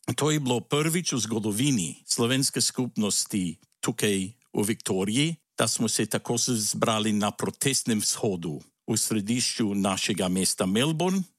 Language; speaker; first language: Slovenian; early bilingual, heritage; Slovenian